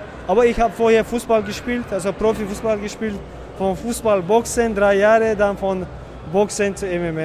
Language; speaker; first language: German; non-native, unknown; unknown